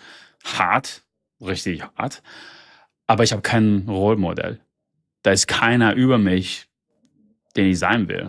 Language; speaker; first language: German; early bilingual, heritage; German